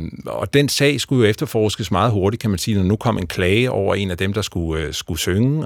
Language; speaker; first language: Danish; native; Danish